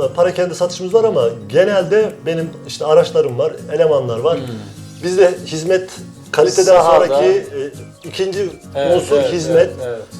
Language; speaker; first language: Turkish; native; Turkish